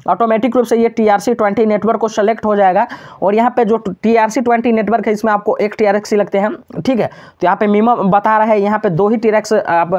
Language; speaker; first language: Hindi; native; Hindi